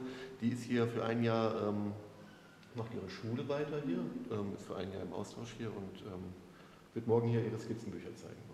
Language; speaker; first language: German; native; German